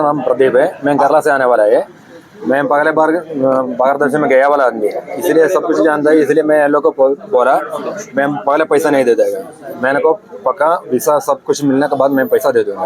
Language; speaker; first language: Hindi; non-native, local second language; Malayalam